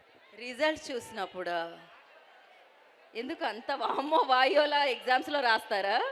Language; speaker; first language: Telugu; native; Telugu